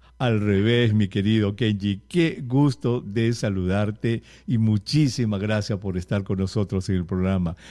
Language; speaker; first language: Spanish; native; Spanish